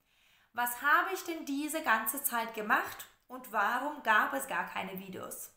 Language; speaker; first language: German; non-native, fluent; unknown